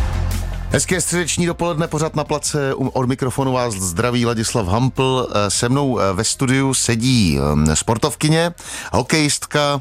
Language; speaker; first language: Czech; native; Czech